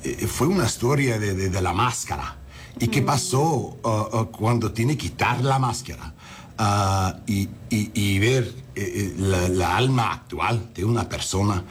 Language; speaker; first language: Spanish; early bilingual, heritage; English